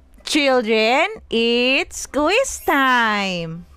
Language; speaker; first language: English; non-native, local second language; Filipino